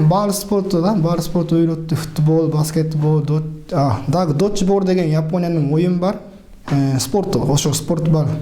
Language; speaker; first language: Kyrgyz; non-native, learner; Japanese